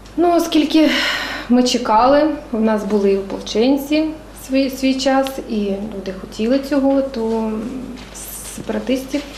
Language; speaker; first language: Ukrainian; non-native, local second language; Russian